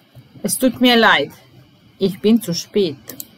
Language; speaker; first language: German; non-native, fluent; Italian